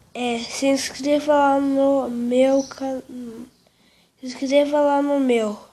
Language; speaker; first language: Portuguese; native; Portuguese